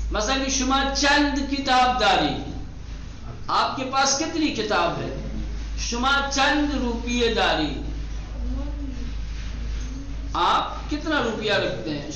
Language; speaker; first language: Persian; non-native, fluent; Urdu